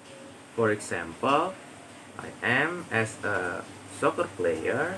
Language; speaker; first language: English; non-native, learner; Indonesian